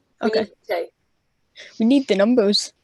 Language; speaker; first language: English; native; English